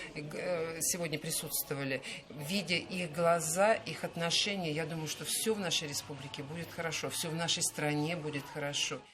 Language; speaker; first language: Russian; native; Russian